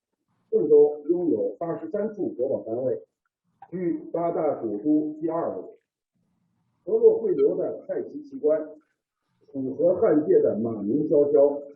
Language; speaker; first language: Chinese; native; Chinese